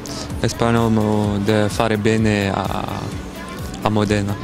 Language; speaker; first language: Italian; non-native, learner; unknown